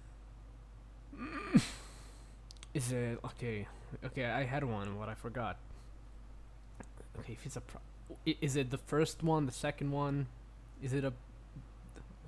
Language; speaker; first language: English; non-native, fluent; Hebrew